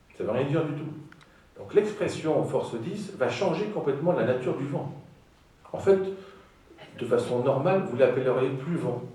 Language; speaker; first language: French; non-native, fluent; Greek